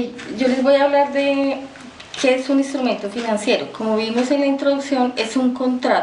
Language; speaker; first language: Spanish; native; Spanish